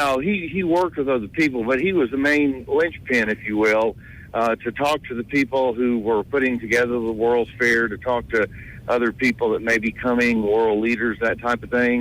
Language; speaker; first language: English; native; English